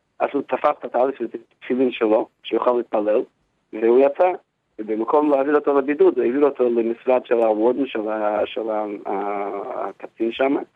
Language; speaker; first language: Hebrew; non-native, fluent; English